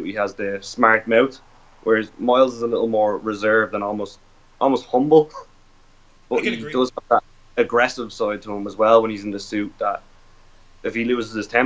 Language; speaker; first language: English; native; English